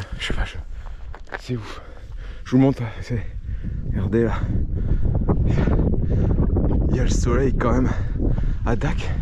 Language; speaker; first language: French; native; French